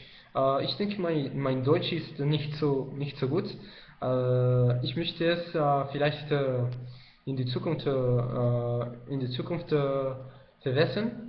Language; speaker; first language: German; non-native, learner; Spanish